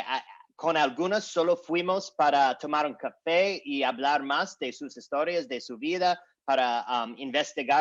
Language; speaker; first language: Spanish; non-native, learner; English